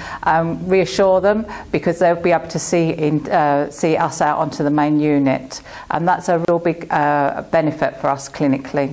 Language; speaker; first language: English; native; English